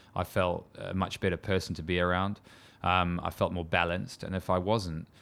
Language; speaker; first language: English; native; English